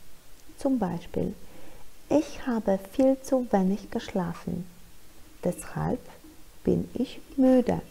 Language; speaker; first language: German; non-native, fluent; Polish